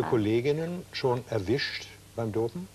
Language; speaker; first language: German; native; German